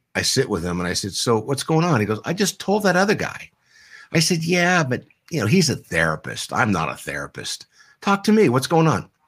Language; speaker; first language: English; native; English